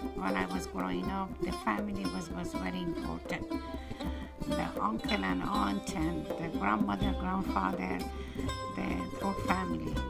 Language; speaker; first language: English; non-native, learner; Persian